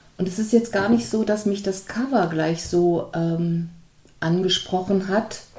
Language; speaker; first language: German; native; German